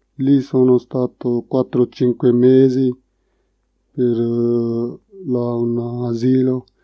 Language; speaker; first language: Italian; non-native, learner; Punjabi